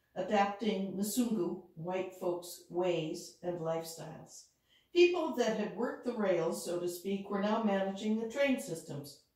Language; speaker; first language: English; native; English